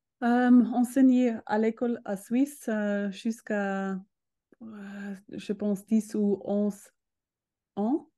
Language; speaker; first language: French; non-native, learner; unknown